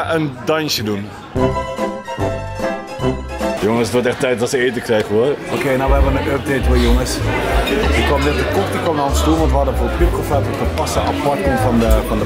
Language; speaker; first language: Dutch; native; Dutch